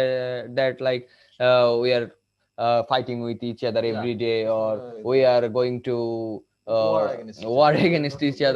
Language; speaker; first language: English; non-native, local second language; Bangla